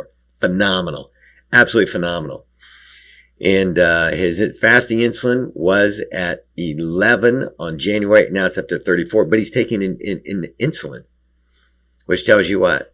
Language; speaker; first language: English; native; English